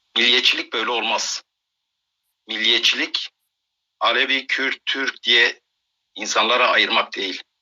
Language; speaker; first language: Turkish; non-native, local second language; Kurdish